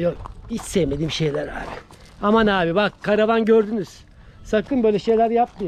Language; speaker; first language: Turkish; native; Turkish